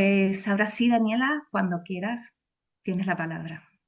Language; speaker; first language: Spanish; native; Spanish